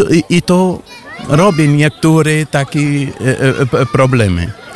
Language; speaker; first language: Polish; non-native, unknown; Arabic